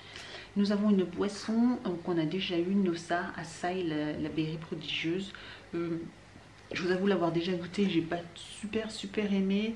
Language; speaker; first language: French; native; French